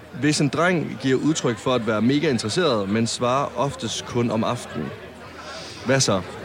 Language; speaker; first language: Danish; native; Danish